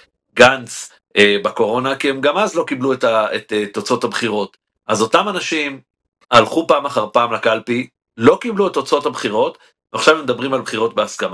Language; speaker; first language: Hebrew; native; Hebrew